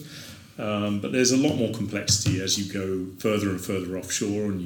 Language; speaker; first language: English; native; English